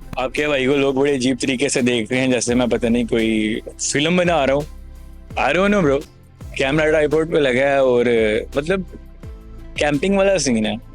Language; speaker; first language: Urdu; non-native, local second language; Punjabi